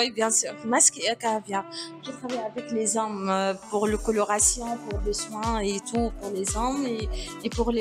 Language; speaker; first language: French; non-native, local second language; Arabic